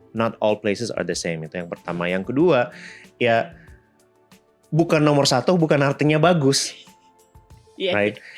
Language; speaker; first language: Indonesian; non-native, fluent; Polish